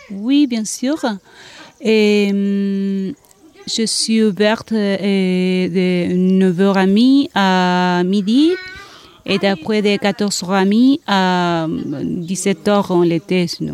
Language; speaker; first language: French; non-native, learner; Spanish